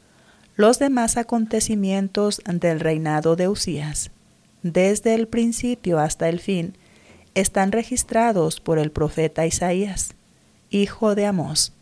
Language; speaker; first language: Spanish; native; Spanish